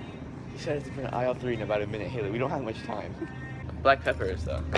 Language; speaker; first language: English; native; English